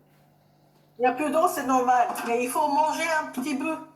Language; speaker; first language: French; non-native, learner; Japanese